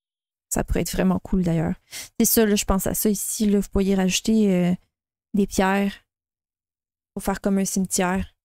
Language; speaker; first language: French; native; French